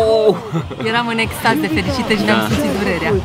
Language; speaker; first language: Romanian; native; Romanian